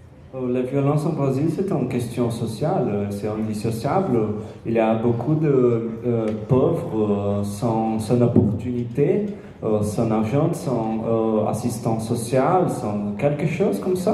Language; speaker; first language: French; non-native, learner; Portuguese